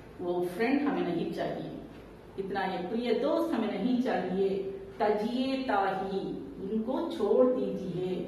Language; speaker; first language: Hindi; non-native, local second language; Tamil